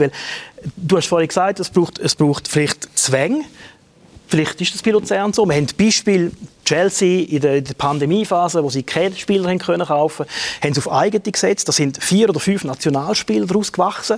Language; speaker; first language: German; native; German